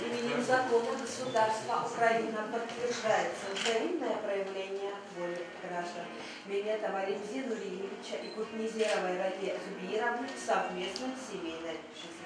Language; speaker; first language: Russian; native; Russian